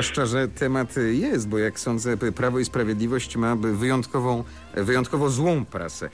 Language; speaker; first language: Polish; native; Polish